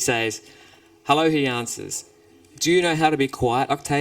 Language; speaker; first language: English; native; English